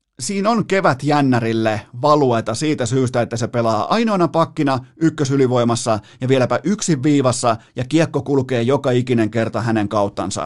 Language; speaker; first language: Finnish; native; Finnish